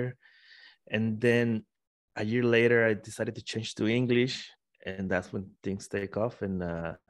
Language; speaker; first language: English; non-native, fluent; Spanish